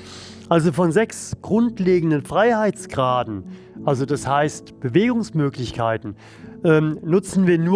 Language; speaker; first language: German; native; German